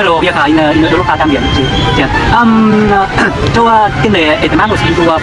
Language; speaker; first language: Spanish; non-native, learner; Vietnamese